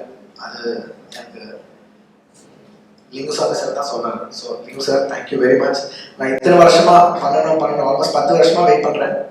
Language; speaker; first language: Tamil; non-native, local second language; Telugu